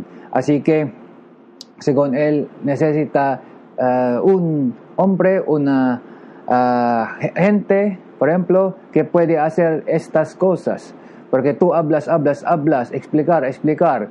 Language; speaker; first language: Spanish; non-native, learner; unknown